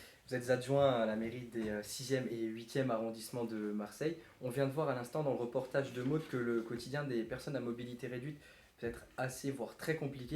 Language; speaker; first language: French; native; French